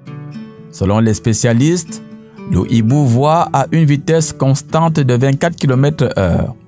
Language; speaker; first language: French; native; French